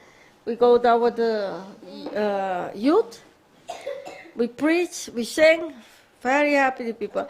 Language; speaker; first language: English; non-native, learner; Papiamento